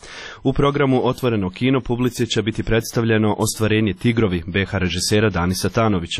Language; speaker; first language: Croatian; native; Croatian